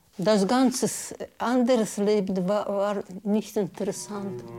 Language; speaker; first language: German; non-native, learner; Russian